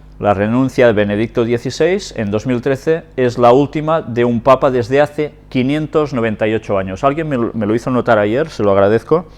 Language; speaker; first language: Spanish; non-native, local second language; Catalan